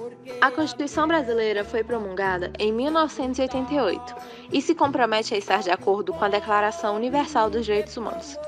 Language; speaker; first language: Portuguese; native; Portuguese